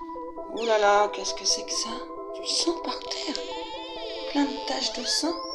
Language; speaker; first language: French; native; French